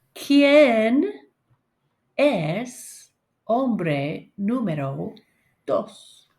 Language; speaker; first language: Spanish; non-native, learner; English